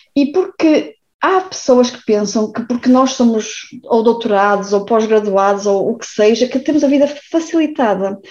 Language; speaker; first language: Portuguese; native; Portuguese